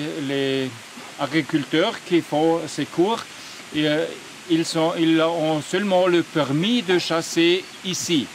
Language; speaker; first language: French; non-native, fluent; German